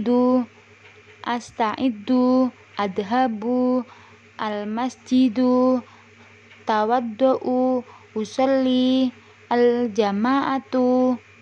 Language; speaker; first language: Arabic; non-native, learner; Indonesian